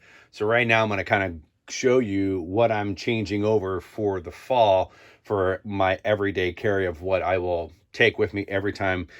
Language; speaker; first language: English; native; English